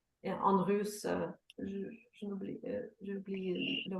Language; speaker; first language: French; non-native, learner; Russian